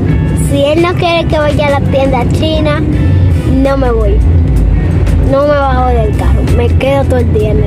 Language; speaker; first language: Spanish; early bilingual, other home language; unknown